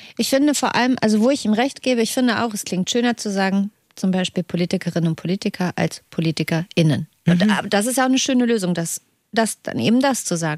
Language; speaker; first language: German; native; German